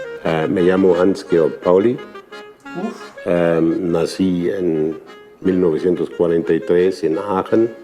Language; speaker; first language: Spanish; non-native, fluent; German